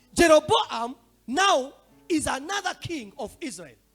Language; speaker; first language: English; non-native, local second language; Swahili